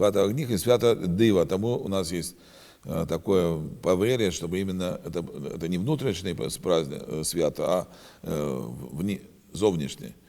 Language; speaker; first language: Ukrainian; non-native, learner; Russian